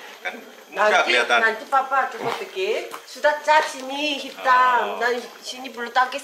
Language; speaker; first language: Indonesian; non-native, fluent; Korean